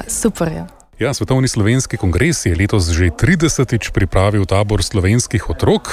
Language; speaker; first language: Slovenian; native; Slovenian